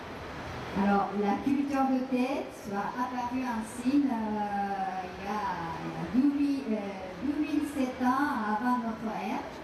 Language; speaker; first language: French; non-native, fluent; Japanese